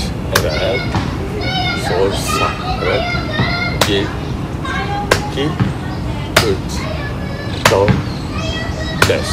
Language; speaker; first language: Turkish; non-native, learner; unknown